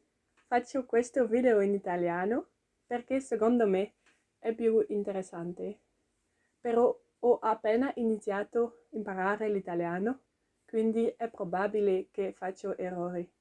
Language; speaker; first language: Italian; non-native, learner; French